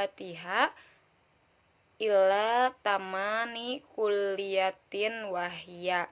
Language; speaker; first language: Arabic; non-native, learner; Indonesian